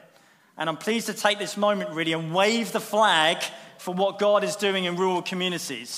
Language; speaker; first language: English; native; English